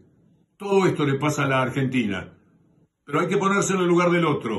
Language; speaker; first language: Spanish; native; Spanish